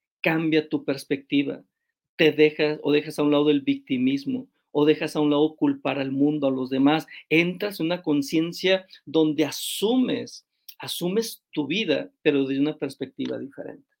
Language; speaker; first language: Spanish; native; Spanish